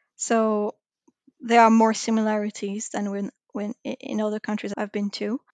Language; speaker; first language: English; non-native, fluent; French